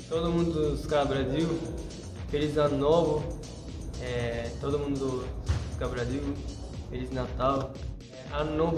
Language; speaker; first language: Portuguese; non-native, learner; Japanese